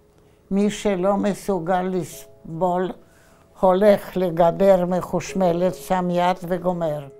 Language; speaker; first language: Hebrew; non-native, fluent; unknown